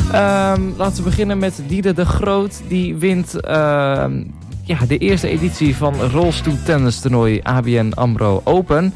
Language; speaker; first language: Dutch; native; Dutch